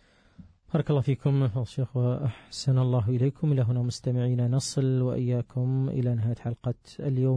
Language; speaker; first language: Arabic; native; Arabic